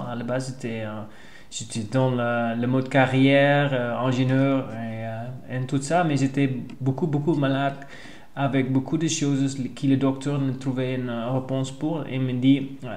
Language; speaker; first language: French; non-native, learner; Dutch